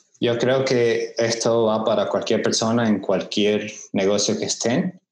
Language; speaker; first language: Spanish; early bilingual, heritage; Spanish